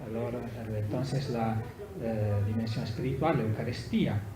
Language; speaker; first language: Spanish; non-native, fluent; Italian